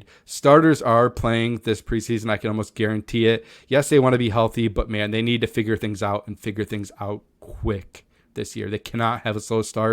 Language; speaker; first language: English; native; English